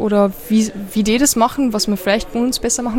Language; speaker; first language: German; native; German